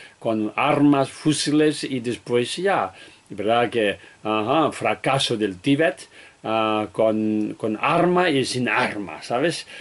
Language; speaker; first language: Spanish; non-native, learner; Tibetan